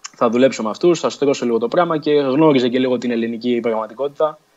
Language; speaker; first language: Greek; early bilingual, other home language; Portuguese